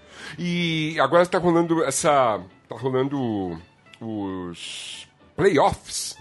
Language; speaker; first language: Portuguese; native; Portuguese